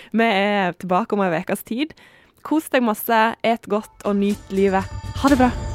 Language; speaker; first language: Norwegian; native; Norwegian